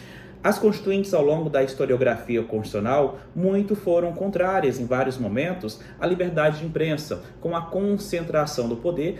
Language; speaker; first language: Portuguese; native; Portuguese